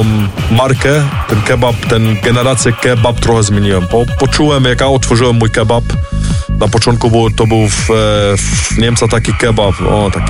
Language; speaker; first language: Polish; early bilingual, heritage; Polish